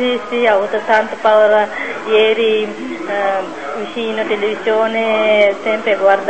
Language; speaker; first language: Italian; non-native, learner; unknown